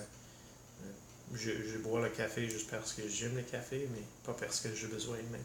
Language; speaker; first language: French; non-native, learner; English